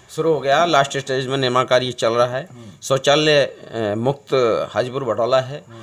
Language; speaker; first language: Hindi; native; Hindi